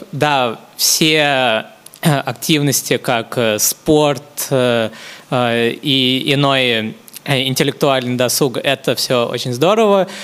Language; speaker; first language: Russian; non-native, fluent; Hindi